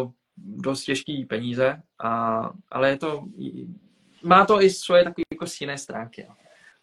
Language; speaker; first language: Czech; early bilingual, other home language; Vietnamese